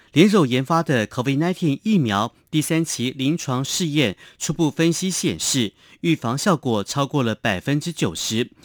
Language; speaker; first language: Chinese; non-native, local second language; Hakka Chinese